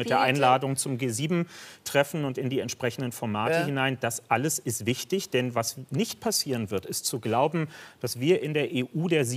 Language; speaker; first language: German; native; German